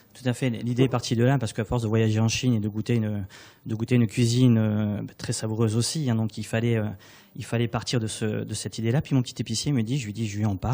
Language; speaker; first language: French; native; French